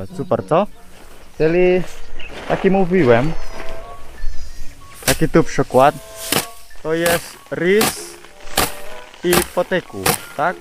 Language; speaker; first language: Polish; non-native, learner; Balinese